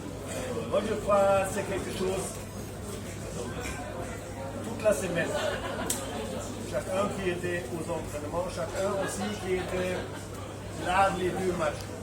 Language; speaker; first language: French; non-native, fluent; German